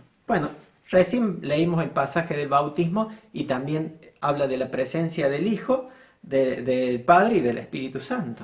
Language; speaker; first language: Spanish; native; Spanish